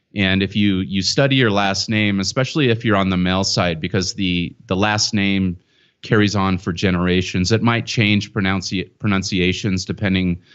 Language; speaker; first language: English; native; English